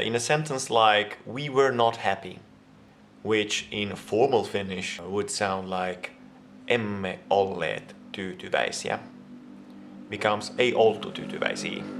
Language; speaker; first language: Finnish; non-native, fluent; Italian